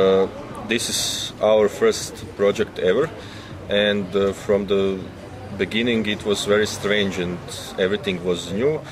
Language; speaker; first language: English; non-native, learner; Croatian